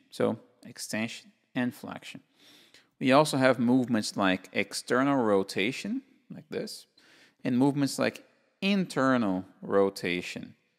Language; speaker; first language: English; non-native, fluent; Portuguese